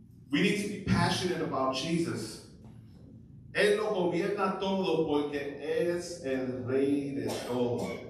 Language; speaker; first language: Spanish; early bilingual, heritage; Spanish